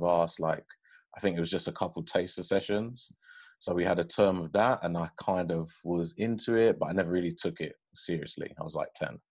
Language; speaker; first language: English; native; English